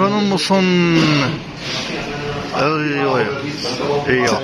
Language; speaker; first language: Korean; non-native, learner; Filipino